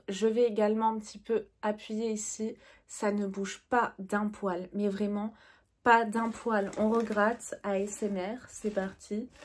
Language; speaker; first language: French; native; French